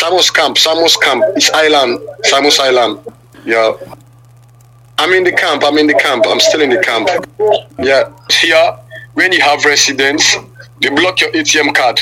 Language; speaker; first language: English; non-native, local second language; Krio